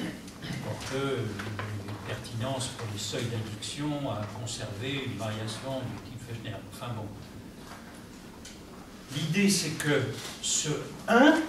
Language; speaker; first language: French; native; French